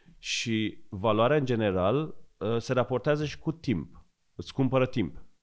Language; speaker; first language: Romanian; non-native, fluent; Persian